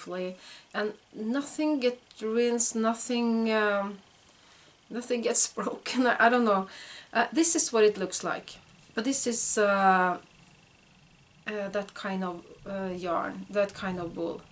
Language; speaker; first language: English; non-native, fluent; Norwegian